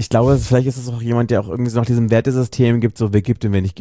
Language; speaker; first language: German; native; German